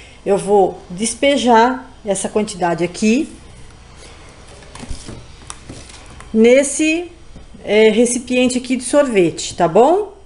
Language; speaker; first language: Portuguese; native; Portuguese